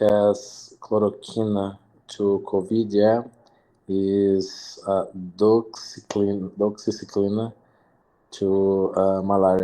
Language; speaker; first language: English; non-native, learner; Portuguese